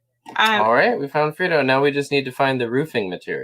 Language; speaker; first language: English; native; English